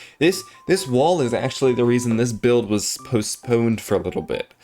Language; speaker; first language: English; native; English